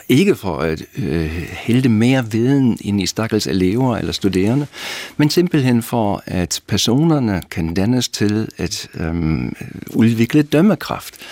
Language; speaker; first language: Danish; non-native, fluent; German